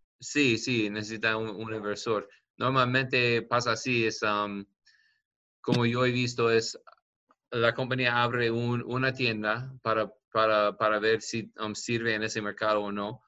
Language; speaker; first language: Spanish; non-native, learner; English